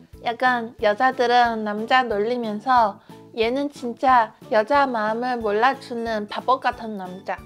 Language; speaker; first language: Korean; non-native, fluent; Chinese